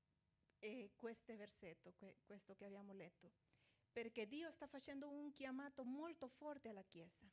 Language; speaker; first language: Italian; non-native, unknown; Portuguese